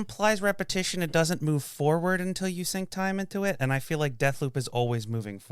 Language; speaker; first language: English; native; English